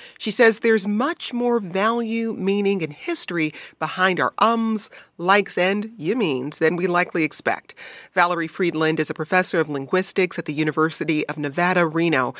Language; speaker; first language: English; native; English